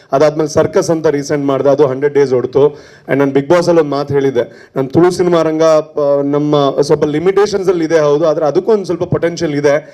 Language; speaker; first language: Kannada; non-native, local second language; Tulu